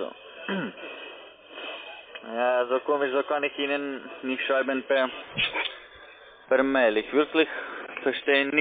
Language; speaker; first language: German; non-native, learner; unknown